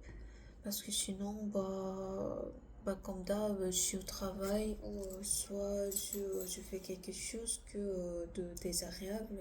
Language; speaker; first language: French; non-native, learner; Korean